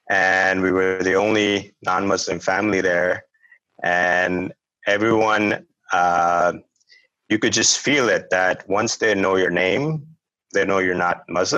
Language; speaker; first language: English; non-native, local second language; Urdu